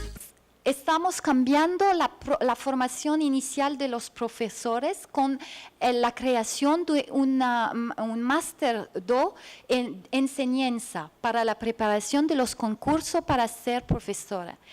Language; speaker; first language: Spanish; non-native, fluent; French